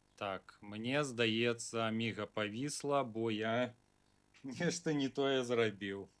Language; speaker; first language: Belarusian; non-native, local second language; Russian